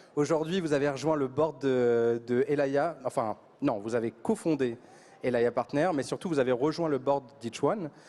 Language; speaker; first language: French; native; French